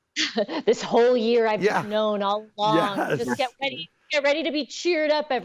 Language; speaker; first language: English; native; English